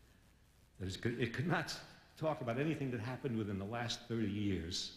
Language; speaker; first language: English; native; English